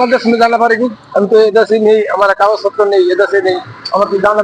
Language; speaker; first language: Hindi; non-native, learner; Bangla